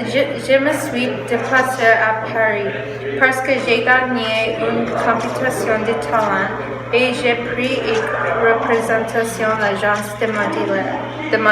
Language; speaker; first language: French; non-native, learner; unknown